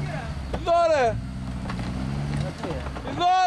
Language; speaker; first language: Greek; native; Greek